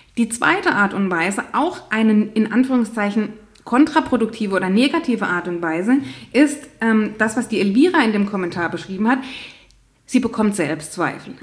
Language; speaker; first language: German; native; German